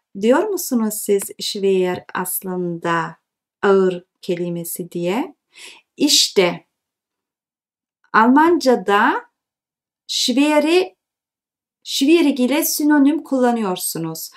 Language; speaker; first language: Turkish; early bilingual, heritage; Turkish